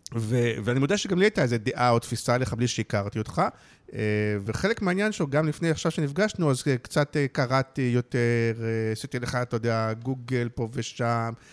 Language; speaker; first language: Hebrew; native; Hebrew